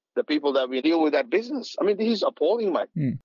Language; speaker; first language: English; non-native, local second language; Punjabi